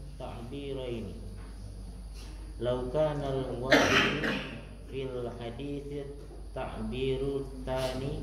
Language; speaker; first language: Arabic; non-native, learner; Indonesian